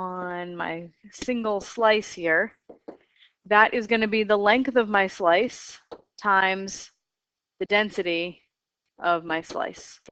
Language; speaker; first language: English; native; English